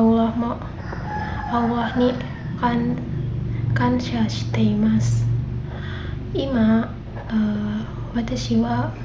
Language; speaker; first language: Japanese; non-native, learner; Indonesian